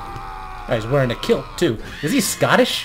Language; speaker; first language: English; native; English